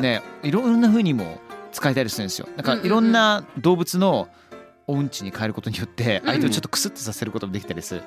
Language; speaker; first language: Japanese; early bilingual, heritage; Japanese